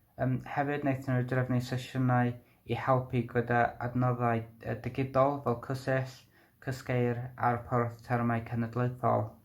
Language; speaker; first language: Welsh; non-native, local second language; English